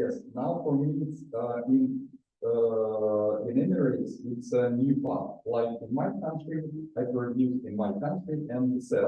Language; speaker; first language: English; non-native, learner; Russian